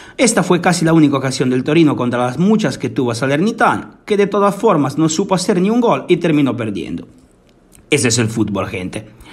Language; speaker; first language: Spanish; non-native, fluent; Italian